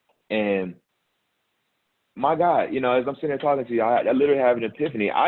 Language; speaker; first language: English; native; English